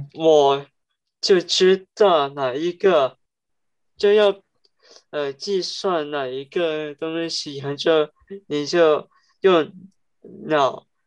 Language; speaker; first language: Chinese; early bilingual, heritage; Cantonese